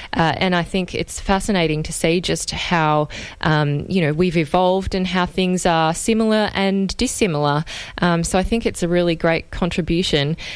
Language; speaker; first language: English; native; English